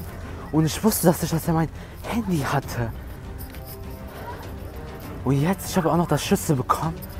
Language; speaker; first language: German; early bilingual, other home language; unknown